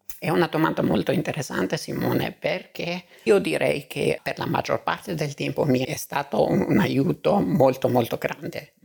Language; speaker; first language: Italian; non-native, fluent; Albanian